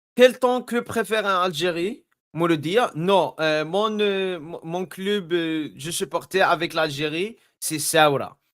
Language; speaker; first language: French; non-native, learner; English